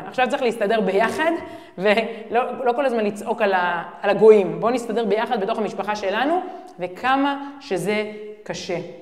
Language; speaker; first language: Hebrew; native; Hebrew